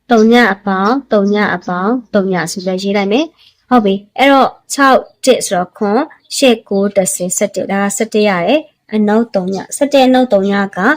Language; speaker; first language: Burmese; native; Burmese